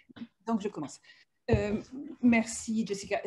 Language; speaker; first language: French; native; French